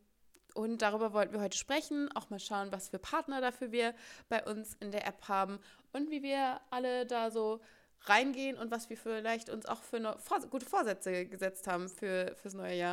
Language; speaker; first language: German; native; German